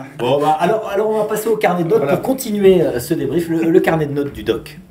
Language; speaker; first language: French; native; French